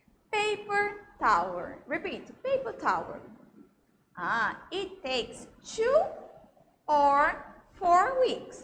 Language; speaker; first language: English; non-native, fluent; Portuguese